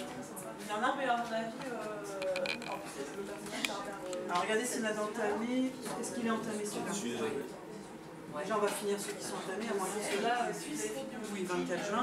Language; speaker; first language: French; native; French